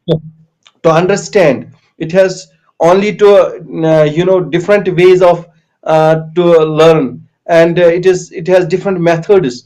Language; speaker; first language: English; non-native, local second language; Kashmiri